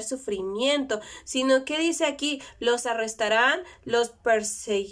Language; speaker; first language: Spanish; native; Spanish